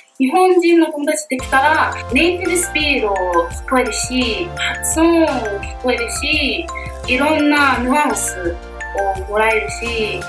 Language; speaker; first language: Japanese; non-native, learner; English